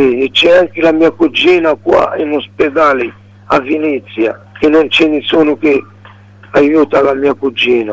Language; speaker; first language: Italian; non-native, learner; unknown